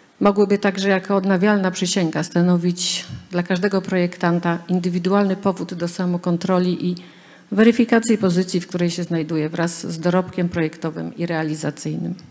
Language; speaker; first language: Polish; native; Polish